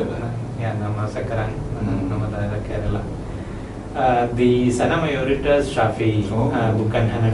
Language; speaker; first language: Indonesian; non-native, learner; Malayalam